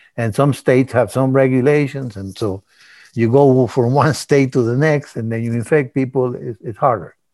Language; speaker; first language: English; early bilingual, other home language; Spanish